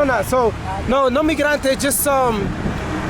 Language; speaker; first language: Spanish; non-native, learner; English